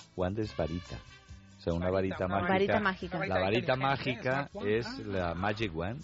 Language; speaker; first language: Spanish; native; Spanish